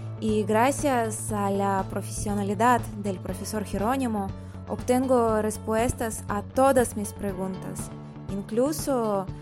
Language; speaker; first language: Spanish; non-native, fluent; Russian